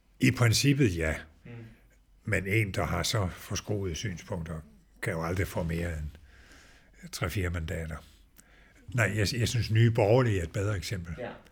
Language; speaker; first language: Danish; native; Danish